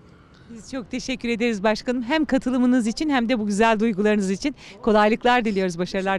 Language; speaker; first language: Turkish; native; Turkish